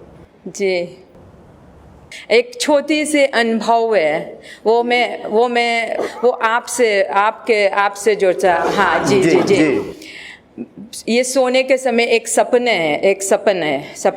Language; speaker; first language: Hindi; non-native, local second language; Marathi